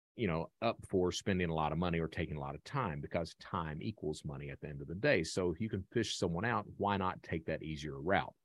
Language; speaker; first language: English; native; English